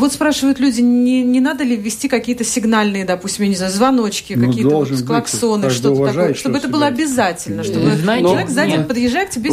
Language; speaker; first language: Russian; native; Russian